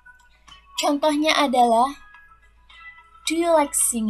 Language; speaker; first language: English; non-native, fluent; Indonesian